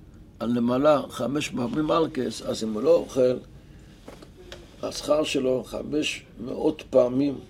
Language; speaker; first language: Hebrew; non-native, local second language; Yiddish